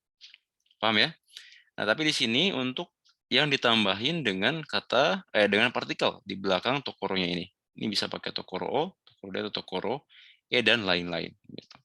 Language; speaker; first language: Indonesian; native; Indonesian